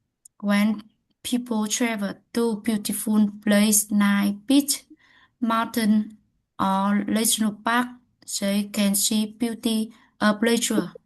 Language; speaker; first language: English; non-native, learner; Vietnamese